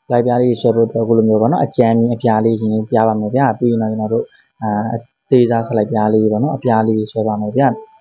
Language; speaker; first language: Burmese; native; Burmese